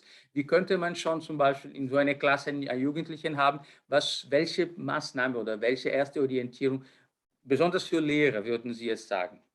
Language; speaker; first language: German; non-native, fluent; Portuguese